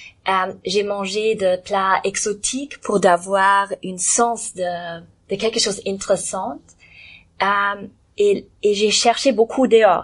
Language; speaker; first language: French; non-native, learner; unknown